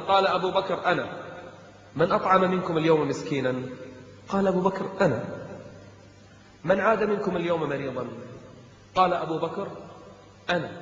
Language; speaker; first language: Arabic; native; Arabic